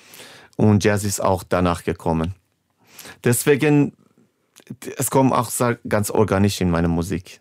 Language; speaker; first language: German; non-native, fluent; Persian